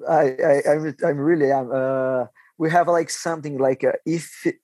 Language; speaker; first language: English; non-native, fluent; Portuguese